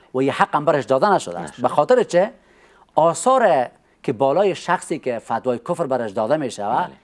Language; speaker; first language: Persian; native; Persian